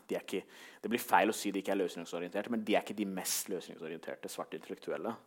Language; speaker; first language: Norwegian; early bilingual, other home language; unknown